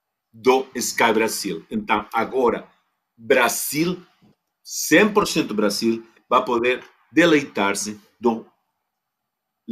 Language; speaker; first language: Portuguese; non-native, fluent; Spanish